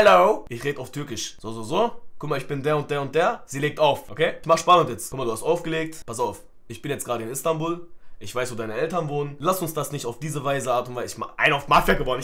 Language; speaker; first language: German; early bilingual, other home language; Turkish